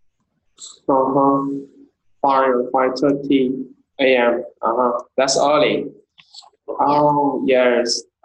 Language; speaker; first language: English; non-native, learner; Vietnamese